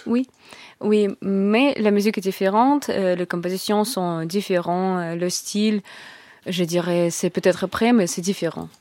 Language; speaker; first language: French; non-native, learner; Russian